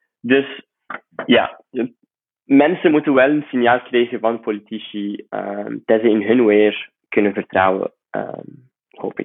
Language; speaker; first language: Dutch; non-native, fluent; Arabic